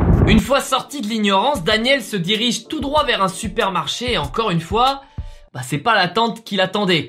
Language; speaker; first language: French; native; French